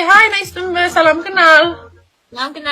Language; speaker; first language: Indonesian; non-native, learner; Russian